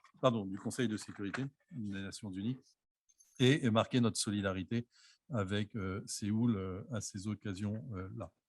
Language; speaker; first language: French; native; French